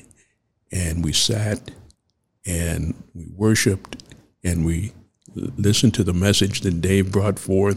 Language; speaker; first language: English; native; English